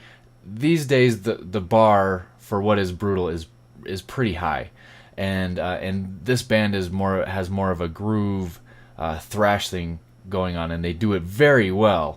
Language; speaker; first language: English; native; English